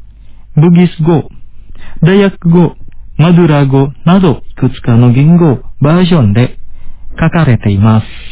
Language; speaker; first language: Japanese; non-native, fluent; Indonesian